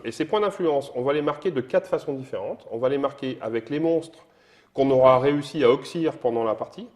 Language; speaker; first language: French; native; French